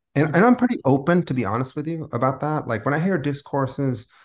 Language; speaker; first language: English; early bilingual, other home language; Spanish